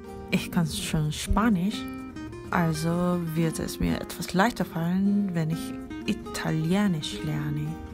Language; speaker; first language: German; non-native, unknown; Korean